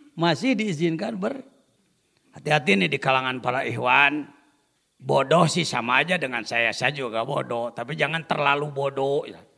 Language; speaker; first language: Indonesian; non-native, local second language; Sundanese